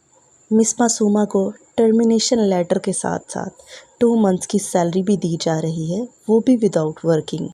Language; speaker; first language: Urdu; native; Urdu